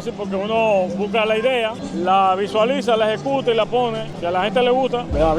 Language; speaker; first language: Spanish; native; Spanish